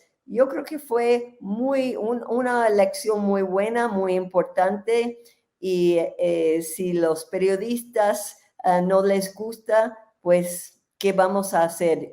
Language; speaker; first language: Spanish; non-native, fluent; English